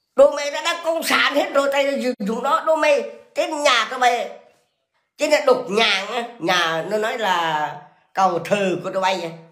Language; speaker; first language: Vietnamese; non-native, local second language; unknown